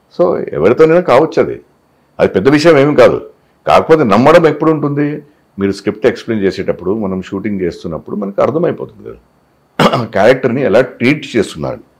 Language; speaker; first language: Telugu; non-native, local second language; Hindi